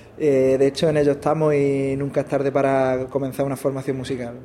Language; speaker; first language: Spanish; native; Spanish